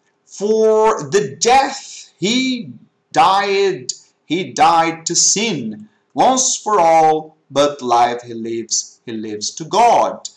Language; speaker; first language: English; non-native, fluent; Portuguese